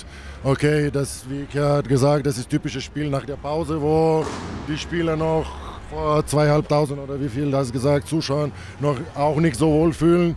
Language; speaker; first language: German; non-native, fluent; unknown